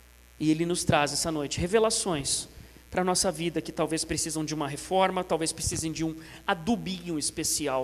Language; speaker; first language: Portuguese; native; Portuguese